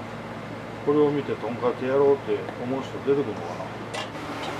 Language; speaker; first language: Japanese; native; Japanese